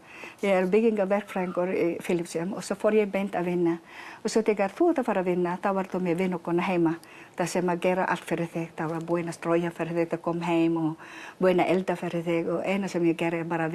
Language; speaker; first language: Icelandic; non-native, learner; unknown